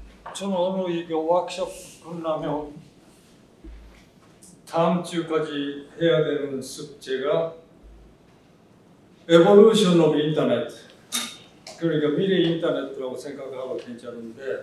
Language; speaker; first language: Korean; early bilingual, heritage; Japanese